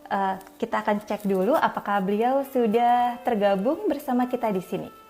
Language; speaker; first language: Indonesian; native; Indonesian